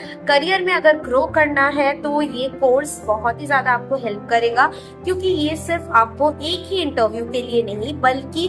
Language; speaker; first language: Hindi; non-native, local second language; Bangla